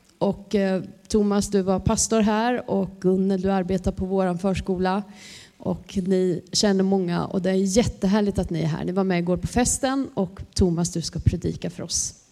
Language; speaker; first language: Swedish; native; Swedish